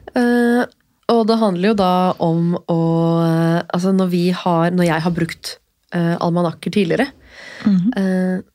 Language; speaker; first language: Norwegian; native; Norwegian